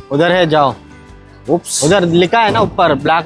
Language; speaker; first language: Hindi; non-native, local second language; Telugu